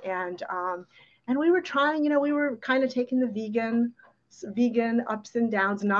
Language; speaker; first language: English; early bilingual, other home language; Ukrainian